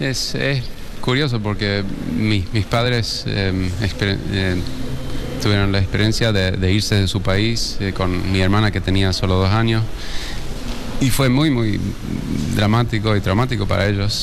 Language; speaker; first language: Spanish; early bilingual, heritage; Spanish